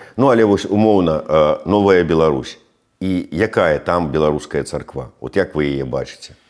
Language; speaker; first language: Belarusian; native; Belarusian